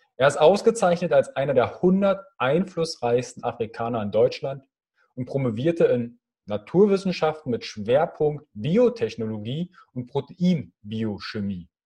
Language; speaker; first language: German; native; German